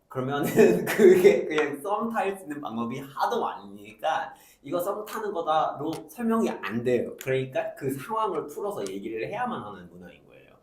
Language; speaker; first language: Korean; non-native, fluent; English